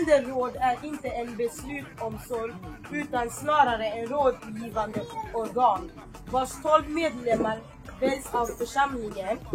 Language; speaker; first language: Swedish; non-native, fluent; Lingala